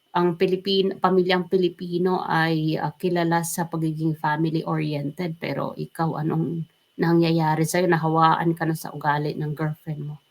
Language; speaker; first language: Filipino; native; Filipino